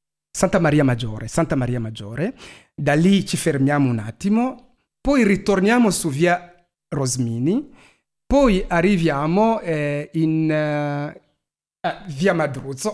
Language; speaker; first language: Italian; non-native, fluent; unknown